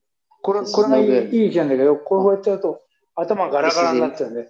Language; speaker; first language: Japanese; native; Japanese